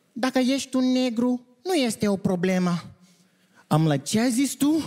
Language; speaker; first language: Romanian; non-native, fluent; English